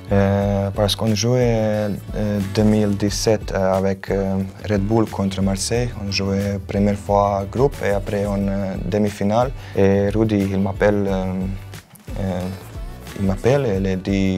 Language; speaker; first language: French; non-native, learner; Croatian